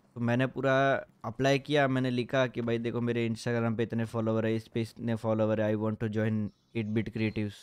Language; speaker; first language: Hindi; non-native, local second language; Gujarati